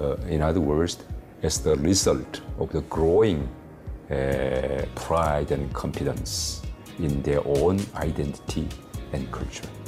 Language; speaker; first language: English; non-native, learner; Korean